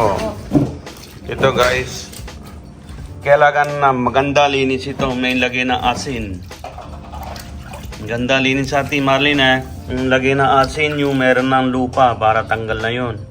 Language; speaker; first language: Filipino; non-native, learner; Punjabi